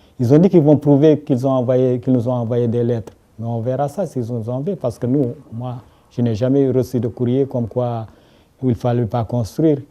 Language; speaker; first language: French; non-native, local second language; Wolof